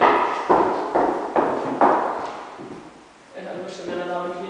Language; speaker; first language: Portuguese; native; Portuguese